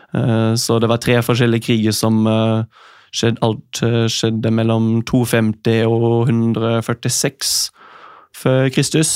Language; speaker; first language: Norwegian; non-native, fluent; German